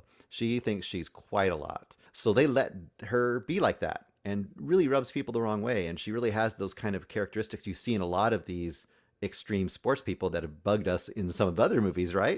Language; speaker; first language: English; native; English